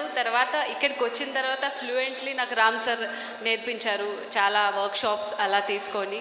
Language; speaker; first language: Telugu; non-native, local second language; Marathi